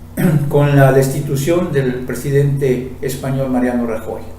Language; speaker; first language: Spanish; native; Spanish